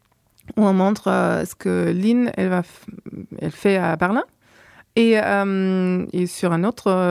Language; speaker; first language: French; non-native, fluent; German